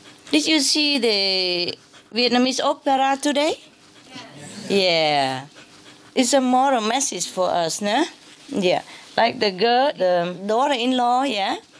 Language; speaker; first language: English; non-native, fluent; Vietnamese